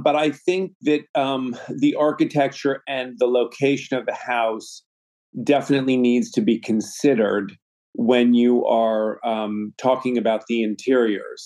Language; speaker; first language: English; native; English